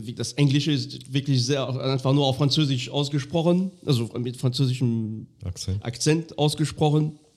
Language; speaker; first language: German; non-native, fluent; French